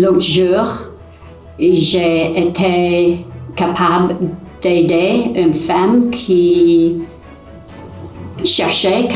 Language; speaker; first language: French; non-native, learner; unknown